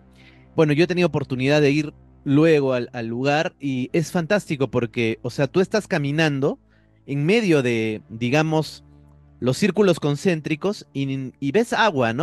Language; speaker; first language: Spanish; native; Spanish